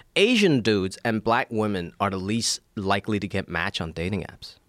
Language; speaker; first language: English; non-native, local second language; Cantonese